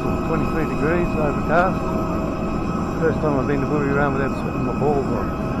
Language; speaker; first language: English; native; English